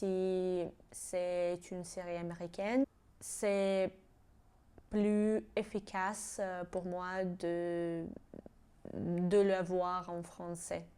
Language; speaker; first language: French; non-native, fluent; Georgian